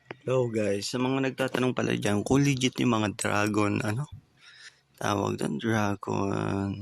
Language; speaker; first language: Filipino; native; Filipino